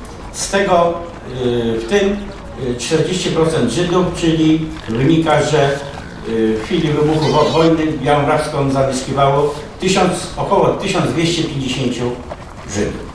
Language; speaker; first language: Polish; native; Polish